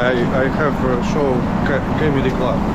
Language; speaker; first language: English; non-native, learner; Russian